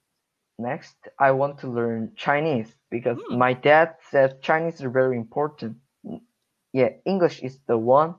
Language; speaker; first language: English; non-native, learner; Korean